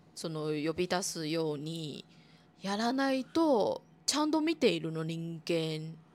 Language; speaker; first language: Japanese; non-native, fluent; Chinese